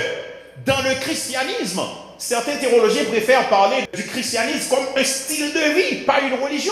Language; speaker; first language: French; non-native, local second language; Haitian Creole